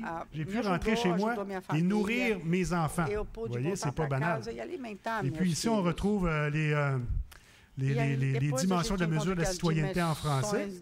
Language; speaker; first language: French; native; French